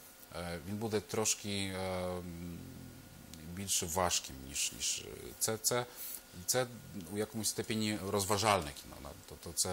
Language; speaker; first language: Ukrainian; non-native, fluent; Polish